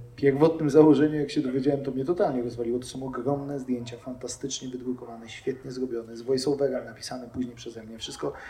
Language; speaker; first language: Polish; native; Polish